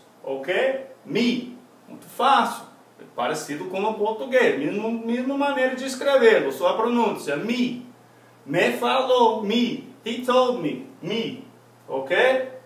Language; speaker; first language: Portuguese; non-native, fluent; English